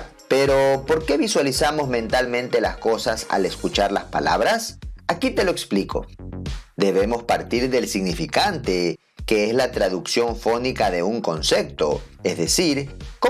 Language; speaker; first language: Spanish; native; Spanish